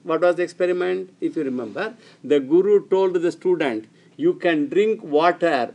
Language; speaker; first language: English; non-native, local second language; Tamil